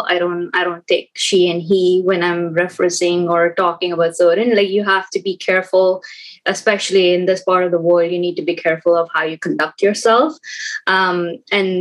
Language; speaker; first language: English; non-native, local second language; Hindi